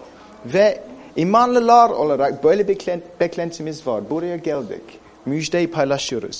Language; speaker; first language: Turkish; non-native, fluent; English